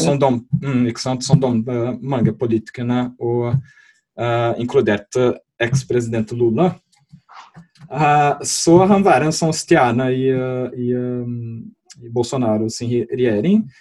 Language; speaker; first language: Norwegian; non-native, fluent; Portuguese